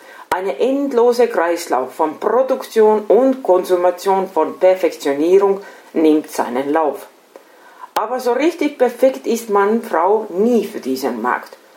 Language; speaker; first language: German; non-native, fluent; Estonian